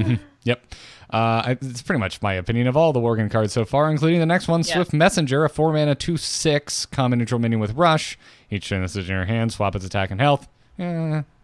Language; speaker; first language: English; native; English